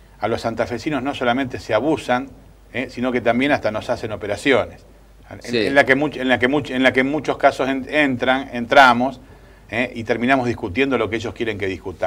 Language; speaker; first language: Spanish; native; Spanish